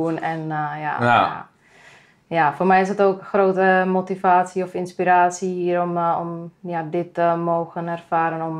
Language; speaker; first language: Dutch; non-native, fluent; Czech